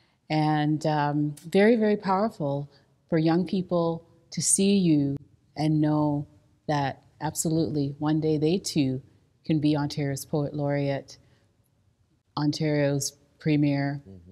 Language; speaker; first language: English; native; English